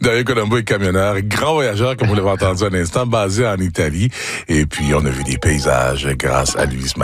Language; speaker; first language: French; native; French